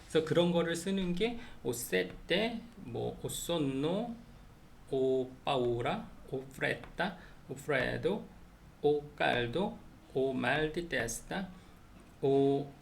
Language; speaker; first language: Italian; non-native, learner; Korean